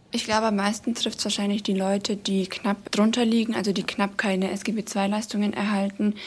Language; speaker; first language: German; native; German